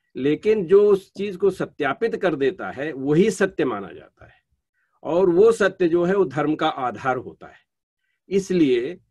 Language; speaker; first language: Hindi; native; Hindi